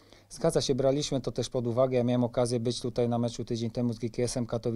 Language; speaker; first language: Polish; native; Polish